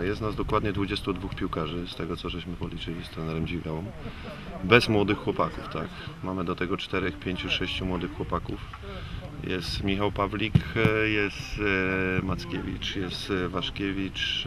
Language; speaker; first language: Polish; native; Polish